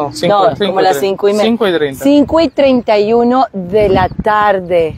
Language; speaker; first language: Spanish; native; Spanish